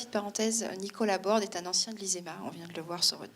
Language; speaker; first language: French; native; French